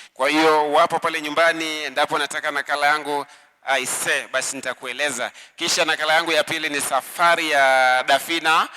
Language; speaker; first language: Swahili; non-native, local second language; Luyia